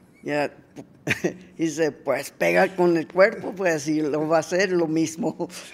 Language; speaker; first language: Spanish; early bilingual, heritage; Spanish